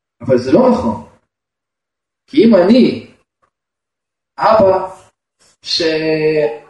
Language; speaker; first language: Hebrew; non-native, fluent; Russian